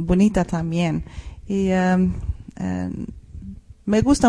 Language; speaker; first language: Spanish; non-native, fluent; Swedish